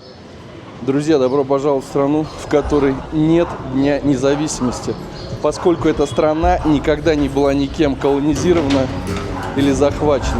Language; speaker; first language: Russian; native; Russian